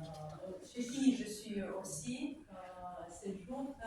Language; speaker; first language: French; non-native, fluent; Romanian